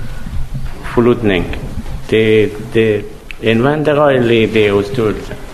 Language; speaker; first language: Danish; non-native, learner; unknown